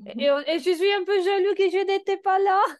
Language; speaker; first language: French; non-native, fluent; Italian